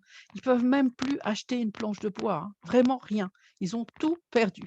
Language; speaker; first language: French; native; French